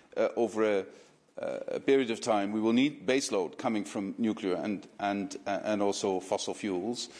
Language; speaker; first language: English; non-native, fluent; Dutch